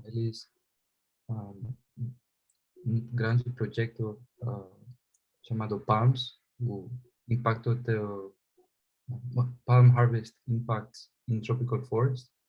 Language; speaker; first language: Portuguese; non-native, fluent; Spanish